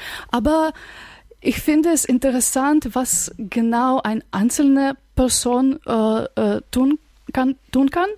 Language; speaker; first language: German; non-native, fluent; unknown